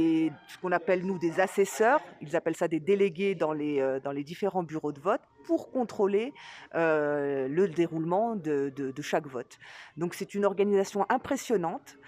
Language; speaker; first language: French; native; French